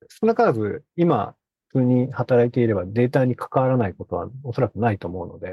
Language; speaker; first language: Japanese; native; Japanese